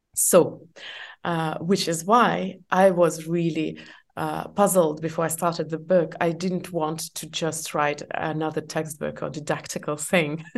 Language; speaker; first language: English; non-native, fluent; Estonian